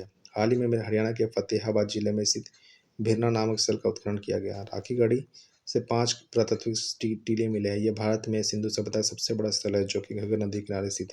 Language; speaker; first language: Hindi; native; Hindi